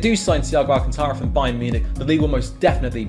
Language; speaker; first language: English; native; English